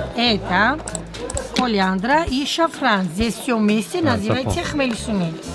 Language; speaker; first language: Russian; non-native, fluent; Georgian